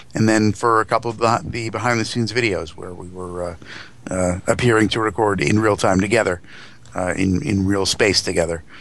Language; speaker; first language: English; native; English